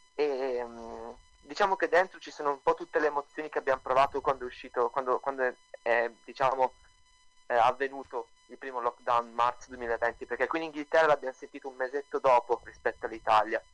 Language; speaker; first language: Italian; native; Italian